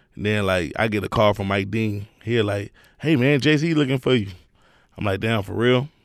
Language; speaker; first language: English; native; English